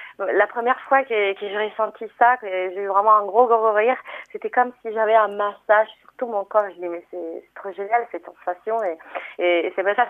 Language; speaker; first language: French; non-native, fluent; Italian